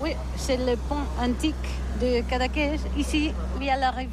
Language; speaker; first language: French; non-native, learner; Catalan